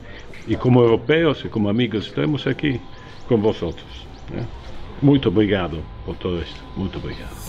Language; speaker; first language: Portuguese; non-native, learner; Italian